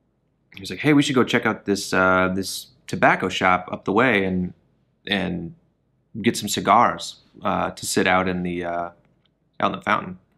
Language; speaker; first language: English; native; English